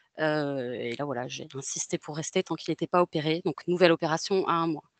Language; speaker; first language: French; native; French